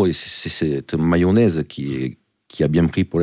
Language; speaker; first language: French; native; French